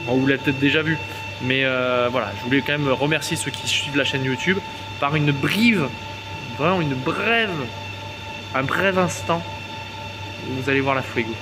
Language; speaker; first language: French; native; French